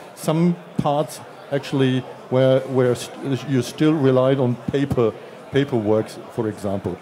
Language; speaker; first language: English; non-native, fluent; German